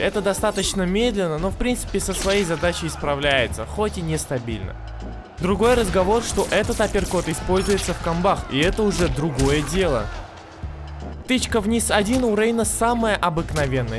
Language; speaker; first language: Russian; native; Russian